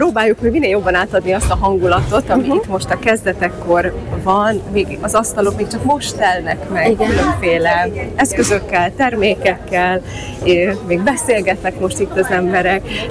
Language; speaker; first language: Hungarian; native; Hungarian